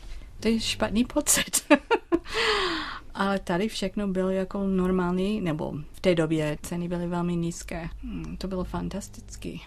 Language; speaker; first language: Czech; non-native, fluent; English